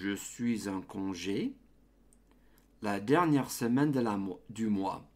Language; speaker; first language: French; non-native, fluent; English